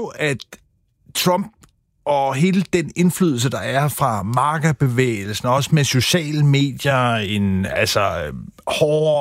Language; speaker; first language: Danish; native; Danish